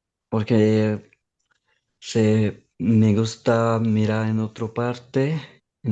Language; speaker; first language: Spanish; non-native, learner; Urdu